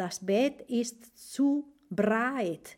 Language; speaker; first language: German; non-native, fluent; Spanish